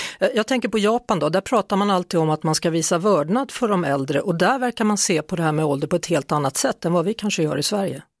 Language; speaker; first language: Swedish; native; Swedish